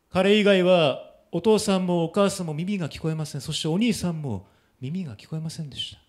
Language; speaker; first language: Japanese; native; Japanese